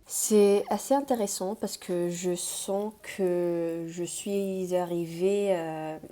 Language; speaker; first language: French; non-native, fluent; Spanish